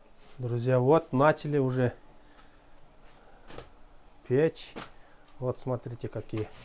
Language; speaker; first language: Russian; non-native, local second language; Kyrgyz